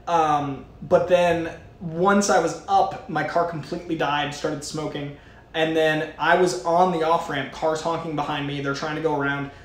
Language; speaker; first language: English; native; English